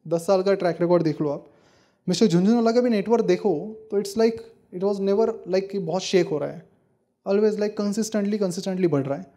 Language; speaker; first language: Hindi; non-native, local second language; Marathi